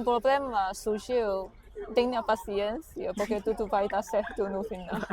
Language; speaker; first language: Portuguese; non-native, fluent; Chinese